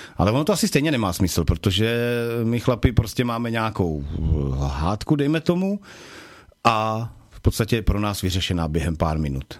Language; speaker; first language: Czech; native; Czech